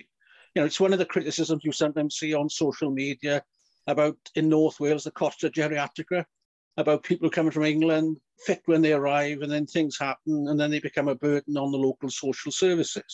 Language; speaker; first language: English; native; English